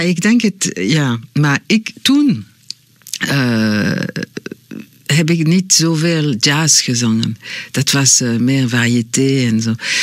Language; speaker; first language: Dutch; non-native, learner; French